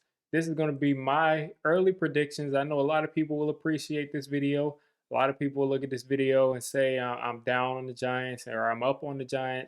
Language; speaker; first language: English; native; English